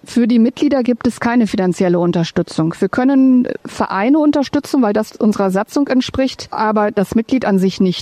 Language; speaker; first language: German; native; German